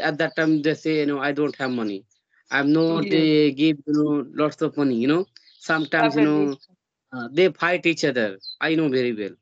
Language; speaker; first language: English; non-native, learner; Hindi